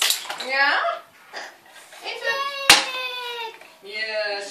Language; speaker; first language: Danish; native; Danish